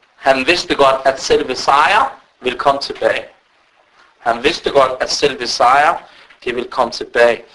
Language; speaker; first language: Danish; early bilingual, other home language; Arabic